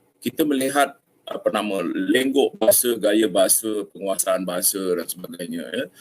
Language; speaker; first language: Malay; native; Malay